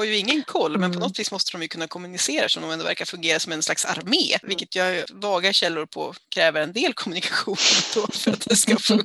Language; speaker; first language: Swedish; native; Swedish